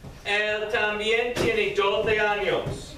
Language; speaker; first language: Spanish; non-native, fluent; English